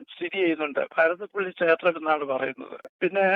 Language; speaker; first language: Malayalam; native; Malayalam